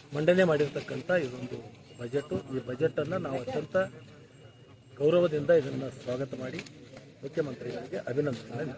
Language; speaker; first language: Kannada; native; Kannada